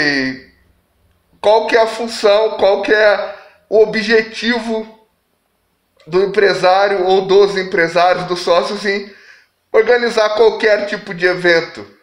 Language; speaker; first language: Portuguese; native; Portuguese